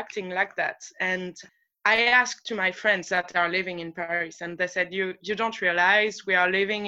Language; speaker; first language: English; non-native, fluent; French